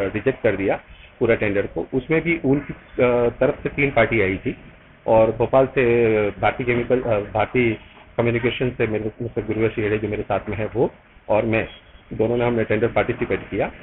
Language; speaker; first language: Hindi; native; Hindi